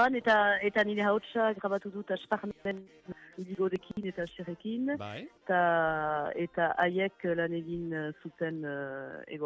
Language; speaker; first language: Basque; non-native, local second language; French